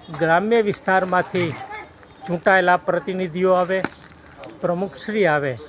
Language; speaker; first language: Gujarati; native; Gujarati